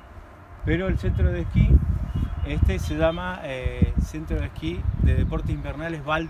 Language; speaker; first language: Spanish; native; Spanish